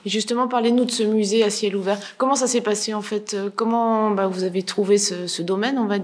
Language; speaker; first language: French; native; French